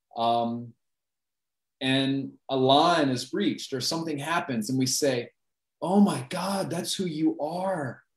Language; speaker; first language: English; native; English